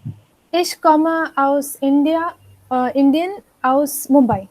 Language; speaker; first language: German; non-native, learner; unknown